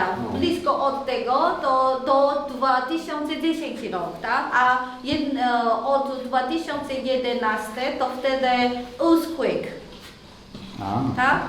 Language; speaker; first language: Polish; non-native, learner; Korean